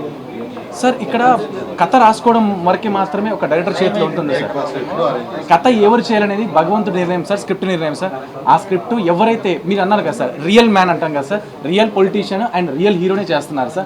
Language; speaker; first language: Telugu; native; Telugu